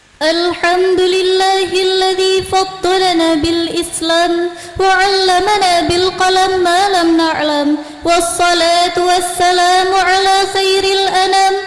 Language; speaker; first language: Arabic; non-native, learner; Indonesian